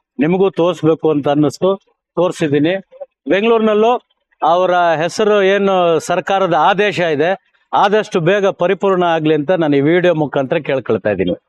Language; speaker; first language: Kannada; native; Kannada